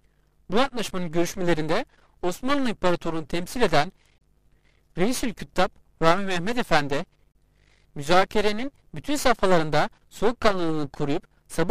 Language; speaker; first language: Turkish; native; Turkish